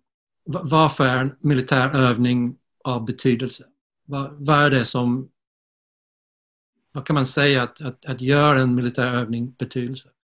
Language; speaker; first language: Swedish; non-native, fluent; English